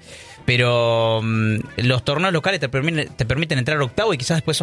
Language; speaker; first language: Spanish; native; Spanish